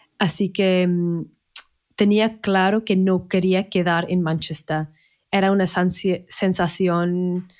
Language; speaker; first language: Spanish; non-native, fluent; English